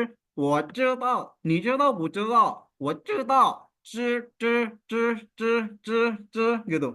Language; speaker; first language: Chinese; non-native, fluent; Indonesian